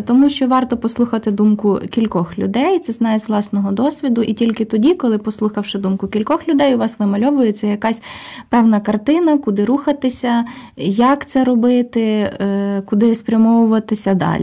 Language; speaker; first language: Ukrainian; native; Ukrainian